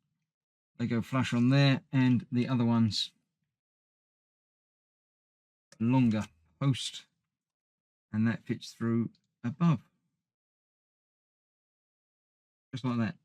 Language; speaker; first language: English; native; English